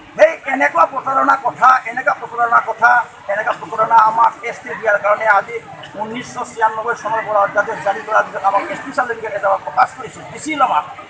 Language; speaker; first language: Assamese; non-native, local second language; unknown